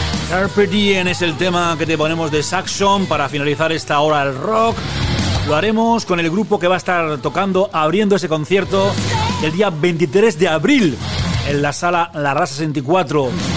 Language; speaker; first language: Spanish; native; Spanish